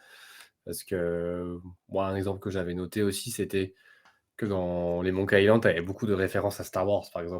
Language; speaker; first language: French; native; French